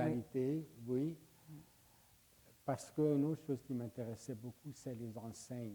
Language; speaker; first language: French; non-native, fluent; Hungarian